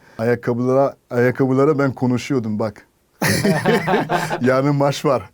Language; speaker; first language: Turkish; non-native, fluent; French